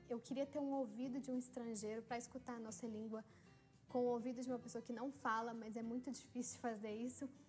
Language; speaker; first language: Portuguese; native; Portuguese